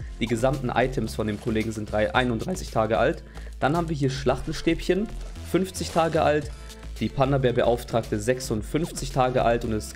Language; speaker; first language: German; native; German